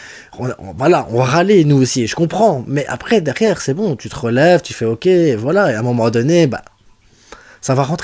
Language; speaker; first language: French; native; French